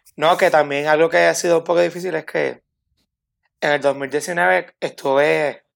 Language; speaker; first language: Spanish; native; Spanish